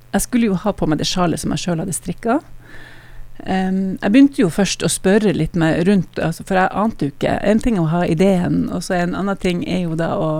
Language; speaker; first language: Norwegian; native; Norwegian